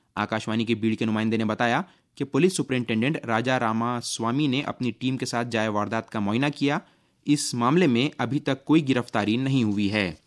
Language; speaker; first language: Urdu; native; Urdu